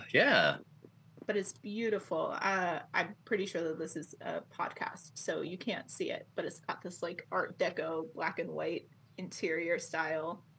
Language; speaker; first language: English; native; English